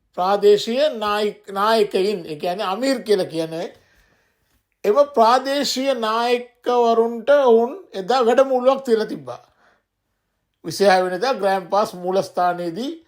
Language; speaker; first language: Sinhala; non-native, local second language; Tamil